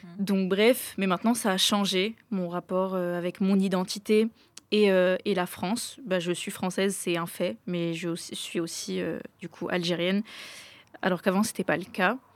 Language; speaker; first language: French; native; French